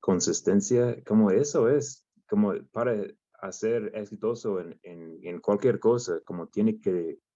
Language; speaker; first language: Spanish; non-native, learner; English